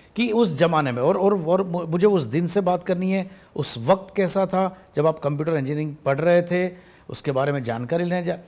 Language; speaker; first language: Hindi; non-native, local second language; Gujarati